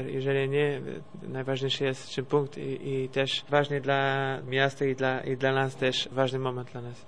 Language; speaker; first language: Polish; non-native, learner; Portuguese